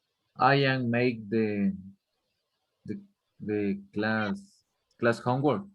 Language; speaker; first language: English; non-native, learner; Spanish